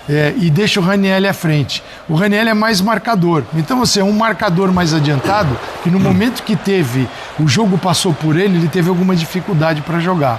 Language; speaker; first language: Portuguese; native; Portuguese